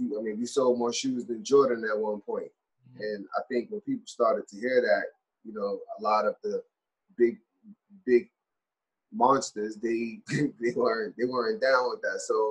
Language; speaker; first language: English; native; English